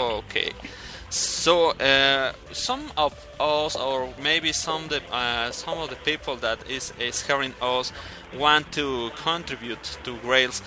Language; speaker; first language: English; non-native, learner; Spanish